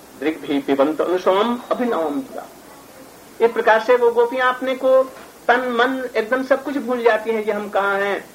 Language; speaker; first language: Hindi; native; Hindi